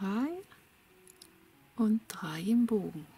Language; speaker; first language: German; non-native, fluent; French